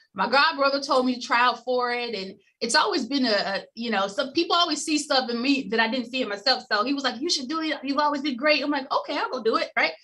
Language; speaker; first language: English; native; English